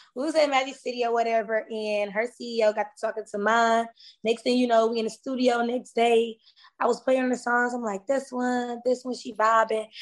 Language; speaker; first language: English; native; English